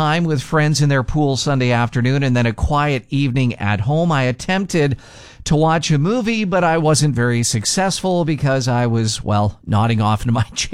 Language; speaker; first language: English; native; English